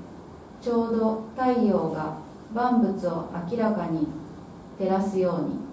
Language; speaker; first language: Japanese; native; Japanese